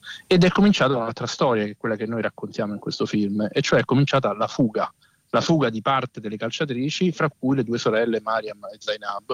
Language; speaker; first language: Italian; native; Italian